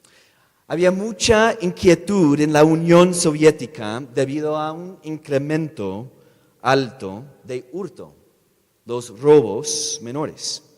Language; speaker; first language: Spanish; non-native, fluent; English